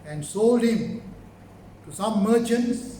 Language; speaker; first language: English; non-native, local second language; Tamil